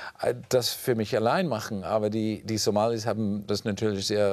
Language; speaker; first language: German; non-native, fluent; English